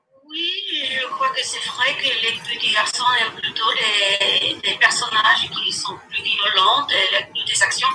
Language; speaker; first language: French; non-native, learner; English